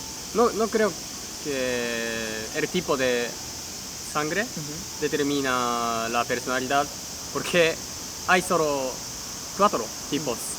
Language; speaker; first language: Spanish; non-native, learner; Japanese